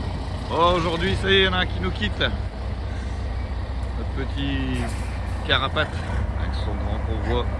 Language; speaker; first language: French; native; French